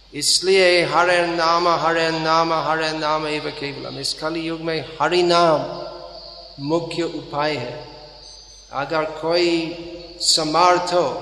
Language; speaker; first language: Hindi; non-native, fluent; English